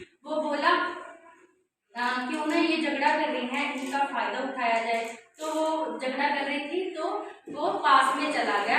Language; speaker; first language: Hindi; native; Hindi